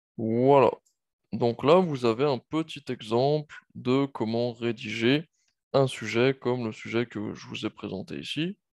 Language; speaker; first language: French; native; French